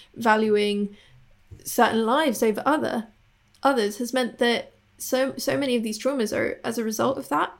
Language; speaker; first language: English; non-native, local second language; Cantonese